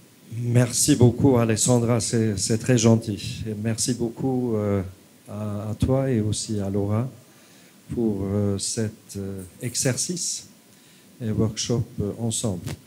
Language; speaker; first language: French; non-native, fluent; Swedish